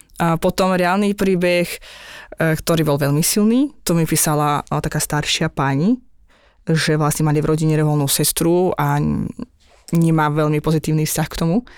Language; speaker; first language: Slovak; non-native, fluent; Azerbaijani